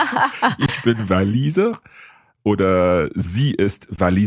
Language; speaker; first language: German; non-native, learner; English